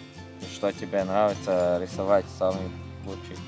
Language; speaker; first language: Russian; non-native, learner; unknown